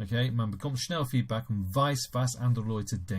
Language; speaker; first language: German; non-native, fluent; English